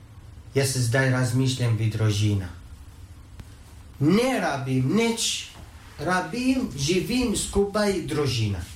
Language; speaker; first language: Slovenian; non-native, learner; Arabic